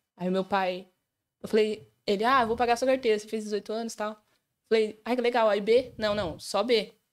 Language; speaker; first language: Portuguese; native; Portuguese